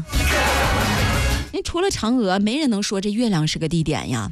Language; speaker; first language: Chinese; native; Chinese